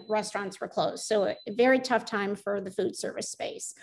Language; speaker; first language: English; native; English